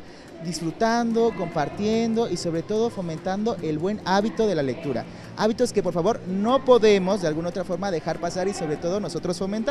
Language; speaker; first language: Spanish; native; Spanish